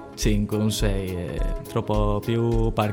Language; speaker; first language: Italian; non-native, learner; Spanish